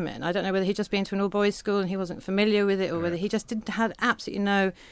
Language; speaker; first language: English; native; English